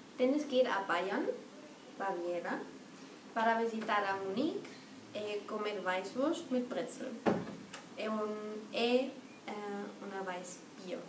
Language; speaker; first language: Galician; non-native, learner; German